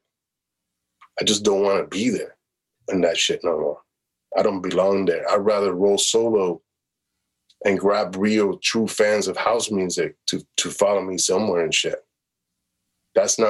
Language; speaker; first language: English; native; English